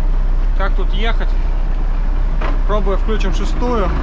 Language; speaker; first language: Russian; native; Russian